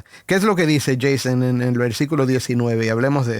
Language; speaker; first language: Spanish; native; Spanish